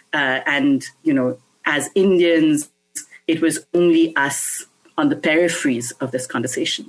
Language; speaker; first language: English; non-native, local second language; Bangla